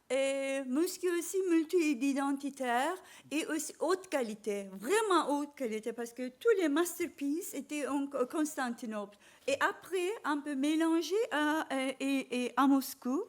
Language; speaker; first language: French; non-native, learner; Turkish